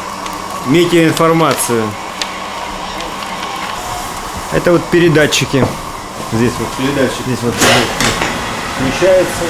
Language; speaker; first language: Russian; native; Russian